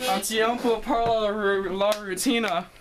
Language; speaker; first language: Spanish; non-native, learner; English